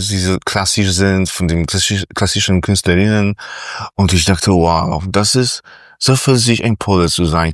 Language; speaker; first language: German; non-native, fluent; Polish